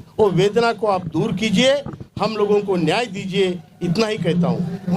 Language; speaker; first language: Hindi; non-native, local second language; Marathi